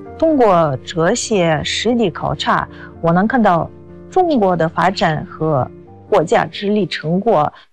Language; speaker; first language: Chinese; non-native, fluent; Russian